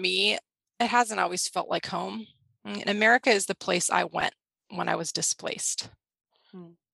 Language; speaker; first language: English; native; English